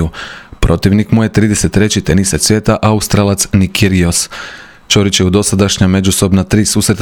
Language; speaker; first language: Croatian; native; Croatian